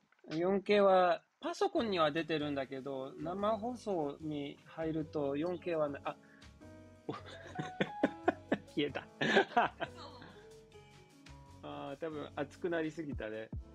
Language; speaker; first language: Japanese; non-native, fluent; Polish